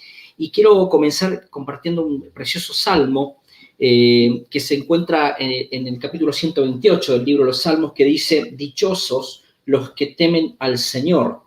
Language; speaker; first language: Spanish; native; Spanish